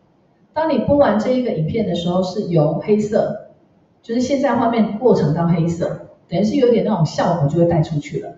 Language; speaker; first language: Chinese; native; Chinese